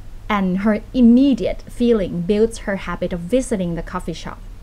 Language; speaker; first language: English; non-native, fluent; Thai